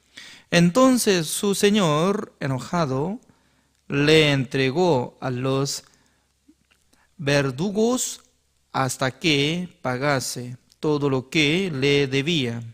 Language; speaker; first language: Spanish; non-native, learner; Korean